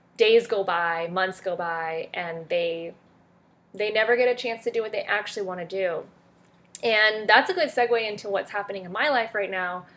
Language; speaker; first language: English; early bilingual, other home language; French